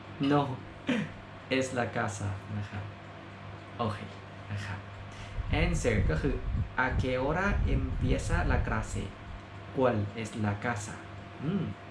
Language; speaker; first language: Spanish; non-native, learner; Thai